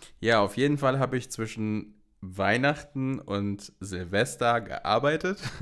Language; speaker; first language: German; native; German